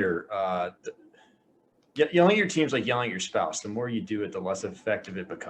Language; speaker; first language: English; native; English